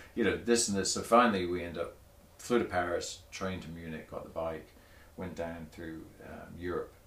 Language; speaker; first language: English; native; English